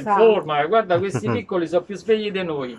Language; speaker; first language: Italian; native; Italian